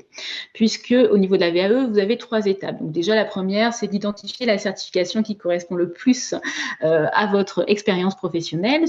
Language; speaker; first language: French; native; French